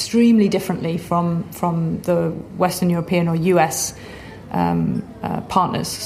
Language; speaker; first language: English; native; English